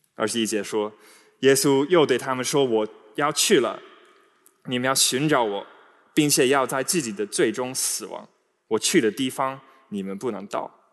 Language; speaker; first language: Chinese; non-native, fluent; English